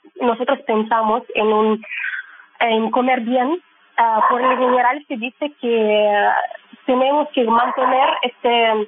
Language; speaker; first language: Spanish; non-native, learner; Russian